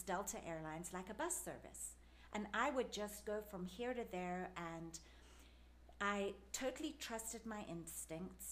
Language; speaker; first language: English; native; English